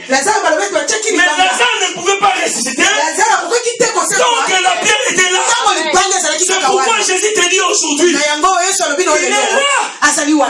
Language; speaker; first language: French; non-native, local second language; Lingala